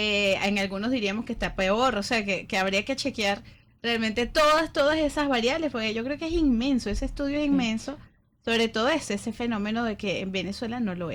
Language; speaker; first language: Spanish; native; Spanish